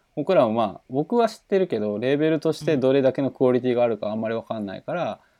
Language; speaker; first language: Japanese; native; Japanese